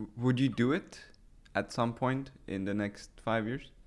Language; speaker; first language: English; early bilingual, other home language; Persian